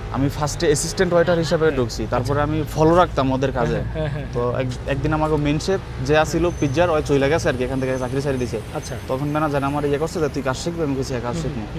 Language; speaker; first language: Bangla; native; Bangla